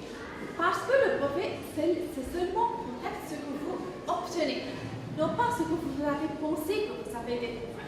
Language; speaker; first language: French; non-native, fluent; English